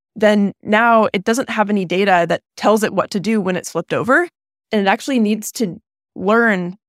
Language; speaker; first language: English; native; English